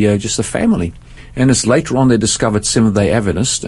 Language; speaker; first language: English; native; English